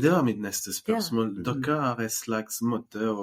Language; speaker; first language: Norwegian; non-native, fluent; French